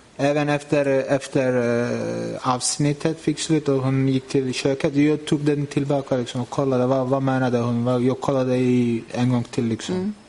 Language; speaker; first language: Swedish; non-native, fluent; Turkish